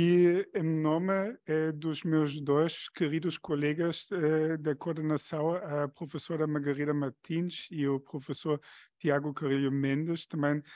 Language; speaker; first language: Portuguese; non-native, fluent; German